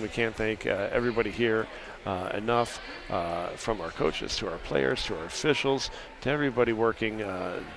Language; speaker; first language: English; native; English